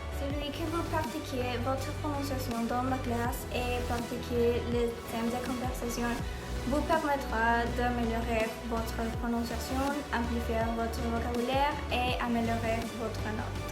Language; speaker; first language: French; non-native, learner; Spanish